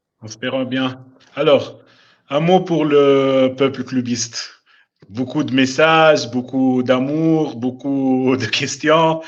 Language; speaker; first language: French; non-native, local second language; Arabic